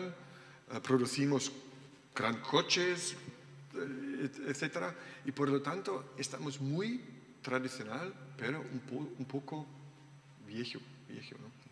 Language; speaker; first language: Spanish; non-native, learner; German